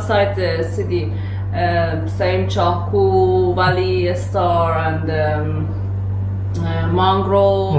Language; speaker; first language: English; non-native, learner; Persian